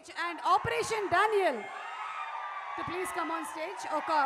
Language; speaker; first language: Telugu; native; Telugu